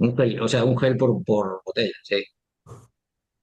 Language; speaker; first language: Spanish; native; Spanish